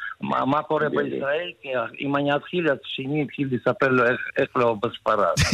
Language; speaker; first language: Hebrew; early bilingual, other home language; Russian